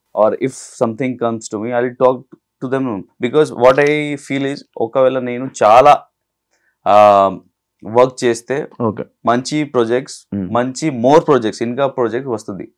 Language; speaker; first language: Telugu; non-native, local second language; Urdu